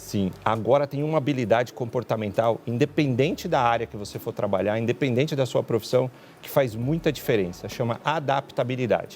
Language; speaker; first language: Portuguese; native; Portuguese